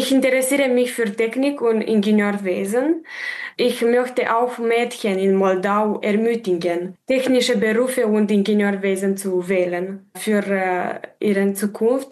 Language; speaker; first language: German; non-native, fluent; Romanian